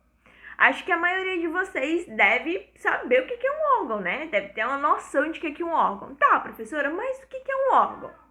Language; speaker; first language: Portuguese; native; Portuguese